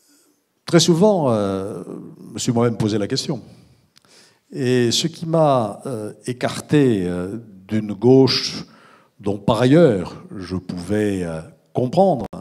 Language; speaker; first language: French; native; French